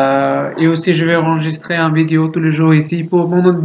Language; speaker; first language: French; non-native, learner; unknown